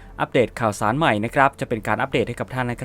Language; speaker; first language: Thai; native; Thai